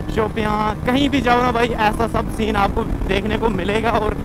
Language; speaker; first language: Hindi; native; Hindi